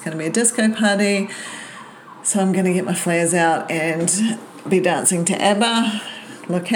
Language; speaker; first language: English; native; English